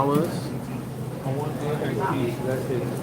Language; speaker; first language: English; non-native, learner; Spanish